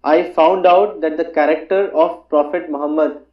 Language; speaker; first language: English; non-native, local second language; Urdu